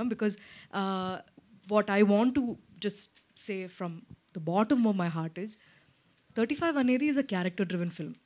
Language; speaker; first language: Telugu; non-native, local second language; Malayalam